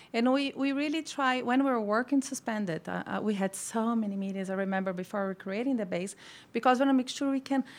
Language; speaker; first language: English; non-native, fluent; Portuguese